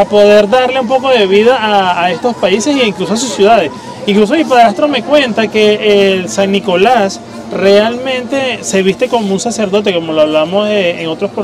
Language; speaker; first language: Spanish; native; Spanish